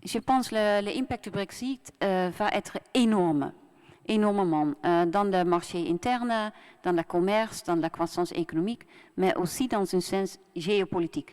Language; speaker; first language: French; non-native, fluent; Dutch